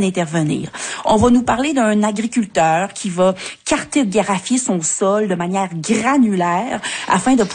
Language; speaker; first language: French; native; French